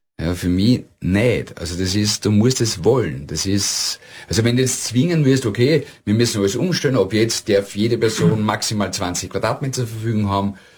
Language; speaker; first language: German; native; German